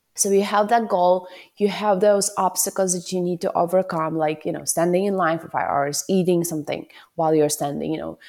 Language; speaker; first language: English; non-native, fluent; Ukrainian